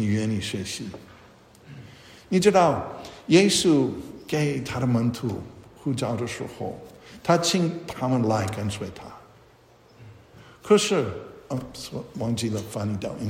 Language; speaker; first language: Chinese; non-native, fluent; English